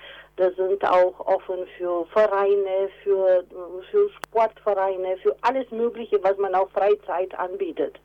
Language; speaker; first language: German; non-native, fluent; Romanian